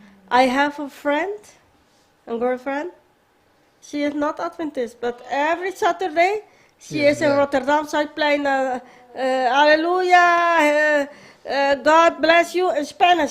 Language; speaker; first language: English; non-native, learner; Papiamento